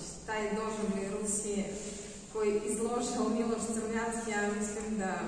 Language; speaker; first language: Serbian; non-native, fluent; Russian